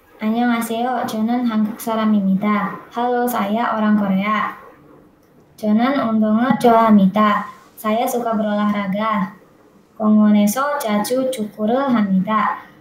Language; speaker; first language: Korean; non-native, learner; Indonesian